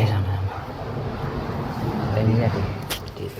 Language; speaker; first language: Indonesian; native; Indonesian